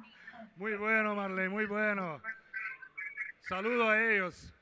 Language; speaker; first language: Spanish; non-native, learner; Portuguese